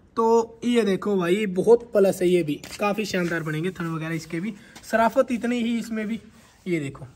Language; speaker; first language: Hindi; native; Hindi